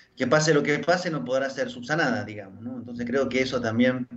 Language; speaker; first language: Spanish; early bilingual, heritage; French